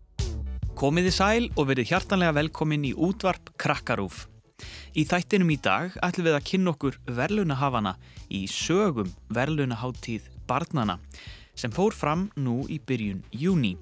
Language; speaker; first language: Icelandic; native; Icelandic